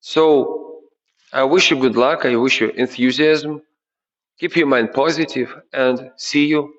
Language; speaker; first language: English; non-native, fluent; Ukrainian